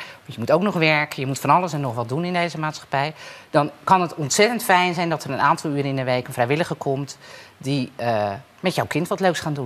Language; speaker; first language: Dutch; native; Dutch